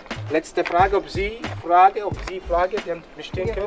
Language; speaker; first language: German; non-native, learner; Arabic